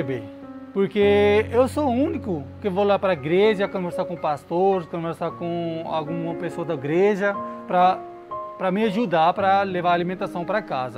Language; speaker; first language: Portuguese; non-native, learner; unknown